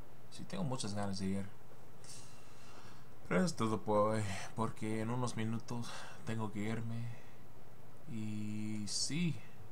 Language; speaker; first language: Spanish; non-native, learner; English